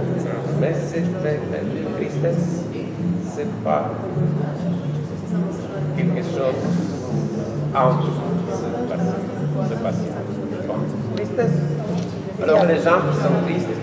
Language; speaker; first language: French; non-native, learner; Polish